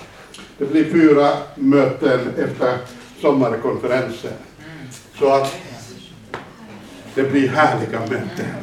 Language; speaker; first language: Swedish; non-native, fluent; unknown